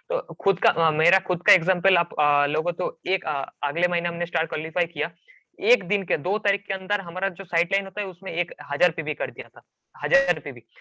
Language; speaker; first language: Hindi; non-native, local second language; Bangla